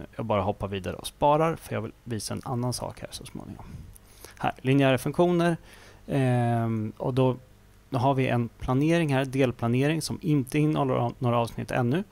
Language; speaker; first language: Swedish; native; Swedish